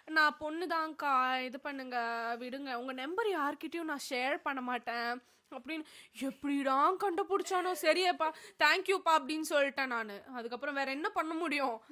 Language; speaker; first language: Tamil; non-native, local second language; Telugu